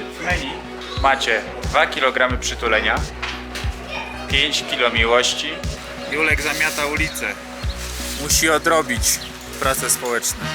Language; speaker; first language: Polish; native; Polish